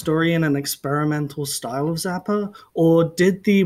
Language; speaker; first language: English; native; English